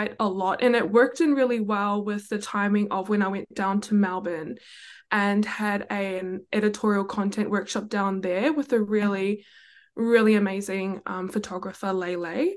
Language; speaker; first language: English; native; English